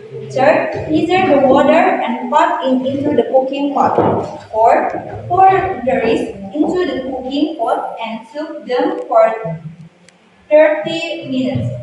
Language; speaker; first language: English; non-native, learner; Indonesian